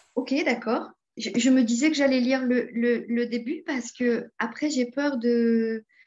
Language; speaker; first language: French; non-native, local second language; Morisyen